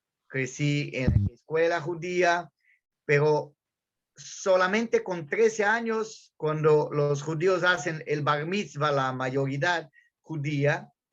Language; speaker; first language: Spanish; non-native, fluent; Portuguese